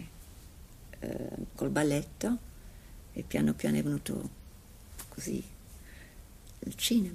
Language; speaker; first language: Italian; non-native, fluent; English